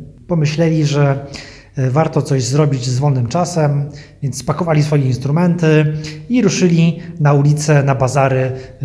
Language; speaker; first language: Polish; native; Polish